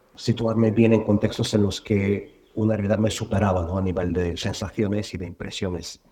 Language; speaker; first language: Spanish; non-native, fluent; Bulgarian